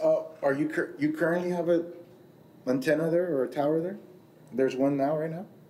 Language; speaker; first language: English; early bilingual, other home language; Spanish